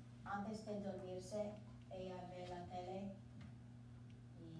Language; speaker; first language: Spanish; non-native, learner; English